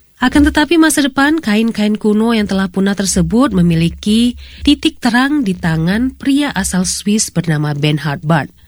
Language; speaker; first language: Indonesian; native; Indonesian